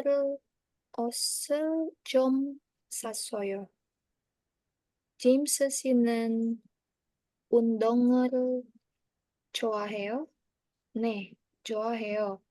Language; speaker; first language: Korean; non-native, learner; Indonesian